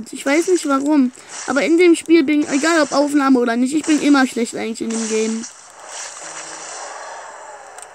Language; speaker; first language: German; native; German